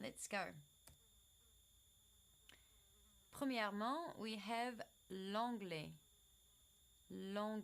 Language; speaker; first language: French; non-native, fluent; English